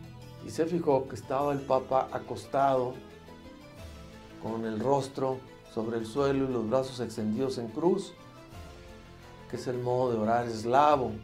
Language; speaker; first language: Spanish; native; Spanish